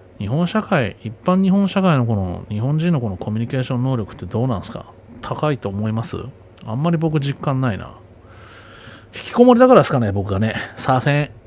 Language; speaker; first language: Japanese; native; Japanese